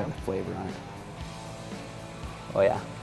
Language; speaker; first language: English; native; English